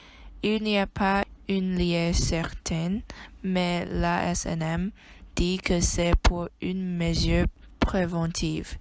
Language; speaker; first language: French; non-native, learner; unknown